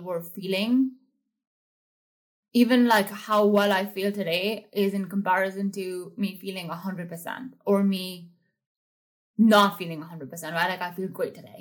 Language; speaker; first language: English; non-native, local second language; Hindi